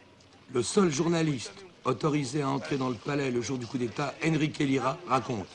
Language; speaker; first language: French; native; French